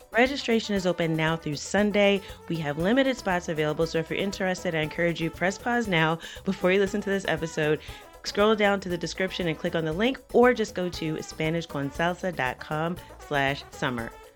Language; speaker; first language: English; native; English